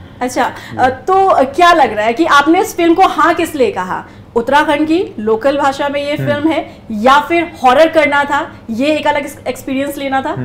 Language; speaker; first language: Hindi; native; Hindi